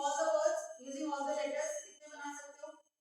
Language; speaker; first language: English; non-native, local second language; Hindi